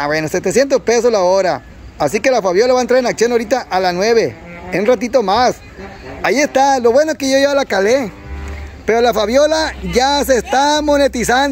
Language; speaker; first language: Spanish; native; Spanish